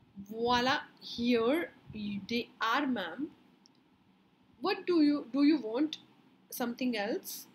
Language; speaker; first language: English; non-native, local second language; Hindi